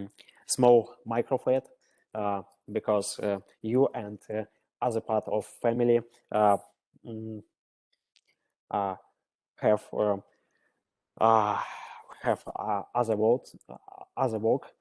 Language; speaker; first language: English; non-native, learner; Russian